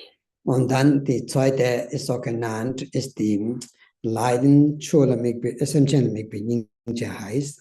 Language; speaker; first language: German; non-native, learner; Tibetan